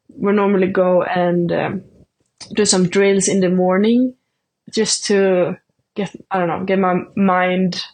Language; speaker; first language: English; non-native, fluent; Swedish